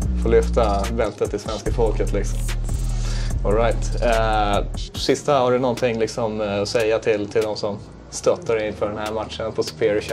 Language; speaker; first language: Swedish; native; Swedish